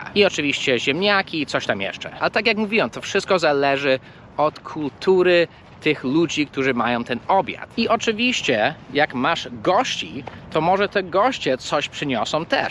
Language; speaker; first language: Polish; early bilingual, heritage; English